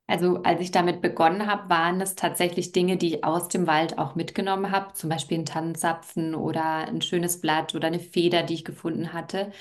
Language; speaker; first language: German; native; German